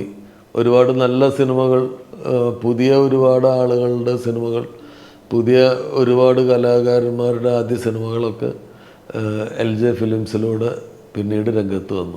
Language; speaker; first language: Malayalam; native; Malayalam